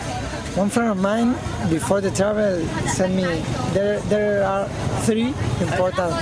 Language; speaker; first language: English; non-native, learner; Spanish